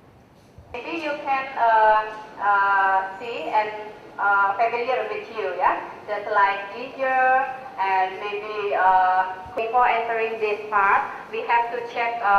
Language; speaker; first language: English; non-native, local second language; Indonesian